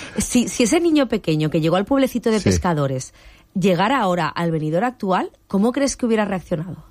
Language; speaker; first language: Spanish; native; Spanish